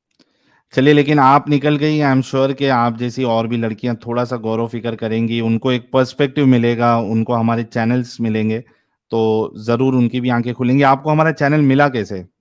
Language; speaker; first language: Hindi; native; Hindi